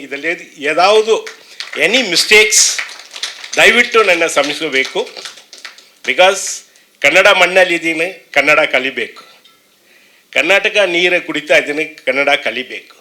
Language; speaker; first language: Kannada; non-native, learner; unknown